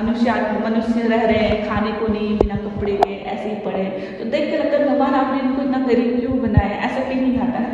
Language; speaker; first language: Hindi; native; Hindi